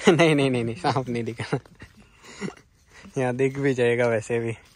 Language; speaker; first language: Hindi; native; Hindi